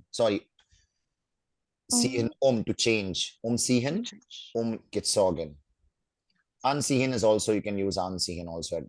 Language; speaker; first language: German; non-native, fluent; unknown